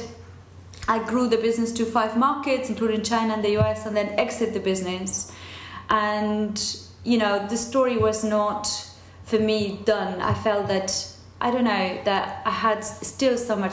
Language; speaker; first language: English; non-native, fluent; Spanish